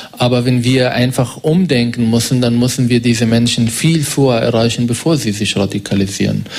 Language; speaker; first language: German; non-native, fluent; Arabic